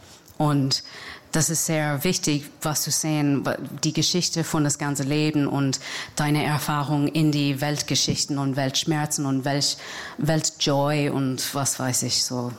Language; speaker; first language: German; non-native, fluent; English